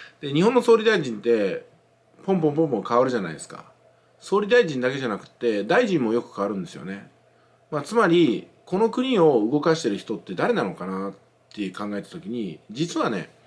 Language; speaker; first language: Japanese; native; Japanese